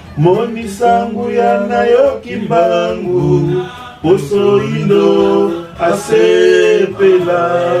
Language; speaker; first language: Lingala; non-native, local second language; Kongo